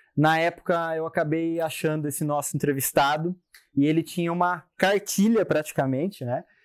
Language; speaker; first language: Portuguese; native; Portuguese